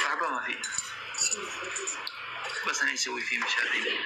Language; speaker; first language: Arabic; non-native, learner; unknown